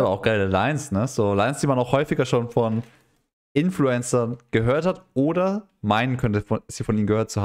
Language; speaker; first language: German; native; German